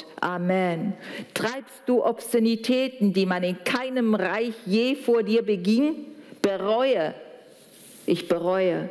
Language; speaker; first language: German; native; German